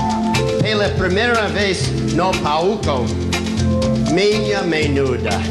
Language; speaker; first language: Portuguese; non-native, learner; English